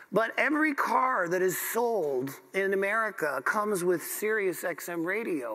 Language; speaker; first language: English; native; English